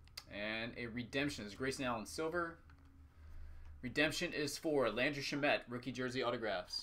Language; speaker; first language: English; native; English